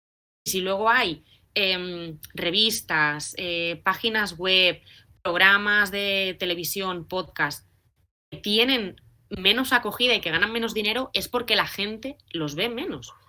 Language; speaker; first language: Spanish; native; Spanish